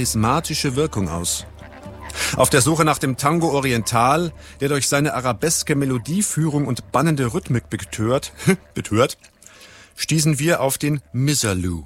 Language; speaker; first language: German; native; German